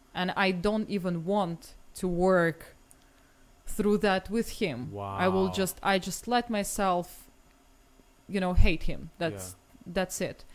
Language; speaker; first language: English; non-native, fluent; Russian